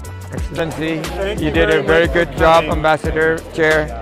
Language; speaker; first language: English; non-native, fluent; Indonesian